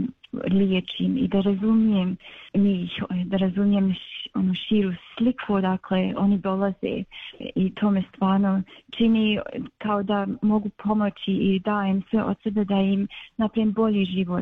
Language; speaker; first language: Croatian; early bilingual, other home language; Bosnian